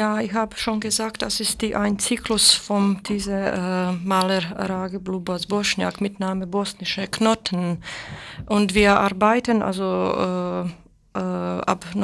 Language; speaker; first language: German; non-native, learner; Bosnian